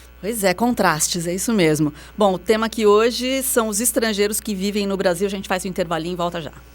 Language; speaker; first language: Portuguese; native; Portuguese